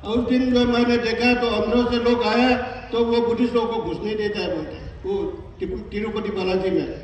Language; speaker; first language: Hindi; non-native, local second language; Assamese